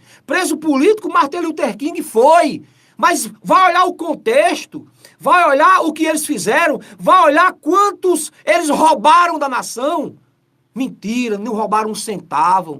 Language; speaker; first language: Portuguese; native; Portuguese